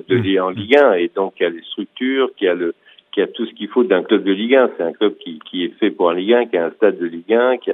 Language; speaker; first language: French; native; French